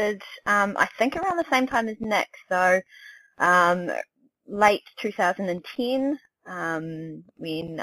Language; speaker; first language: English; native; English